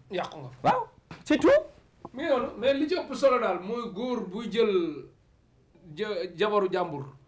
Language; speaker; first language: Wolof; native; Wolof